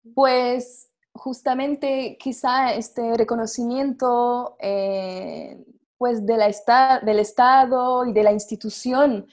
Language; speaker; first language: Spanish; non-native, fluent; French